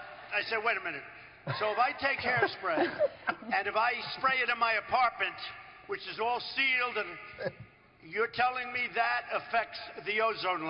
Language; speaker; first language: English; native; English